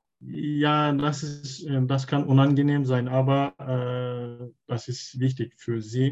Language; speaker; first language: German; non-native, learner; Turkish